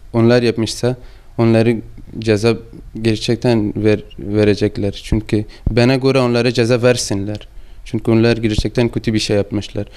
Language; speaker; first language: Turkish; non-native, fluent; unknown